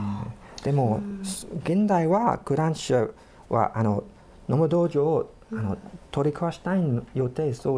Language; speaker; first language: Japanese; non-native, fluent; English